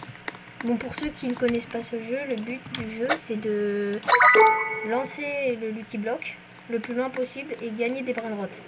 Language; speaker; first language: French; native; French